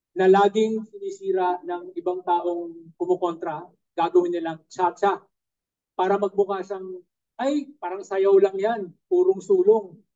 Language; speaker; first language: English; non-native, local second language; Cebuano